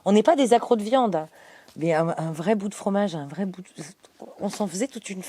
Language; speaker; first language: French; native; French